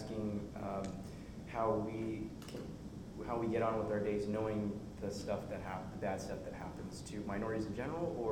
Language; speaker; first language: English; native; English